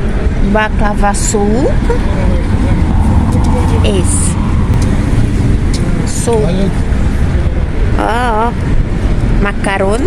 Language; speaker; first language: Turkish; non-native, learner; Portuguese